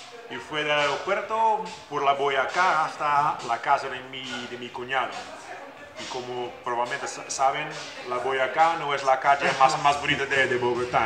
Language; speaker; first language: Spanish; non-native, fluent; Dutch